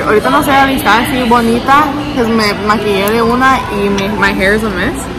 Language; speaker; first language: Spanish; early bilingual, heritage; Spanish